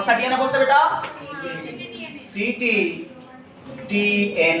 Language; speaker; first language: Hindi; non-native, local second language; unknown